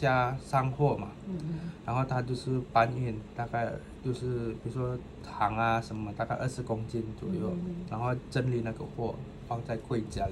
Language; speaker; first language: Chinese; non-native, fluent; Indonesian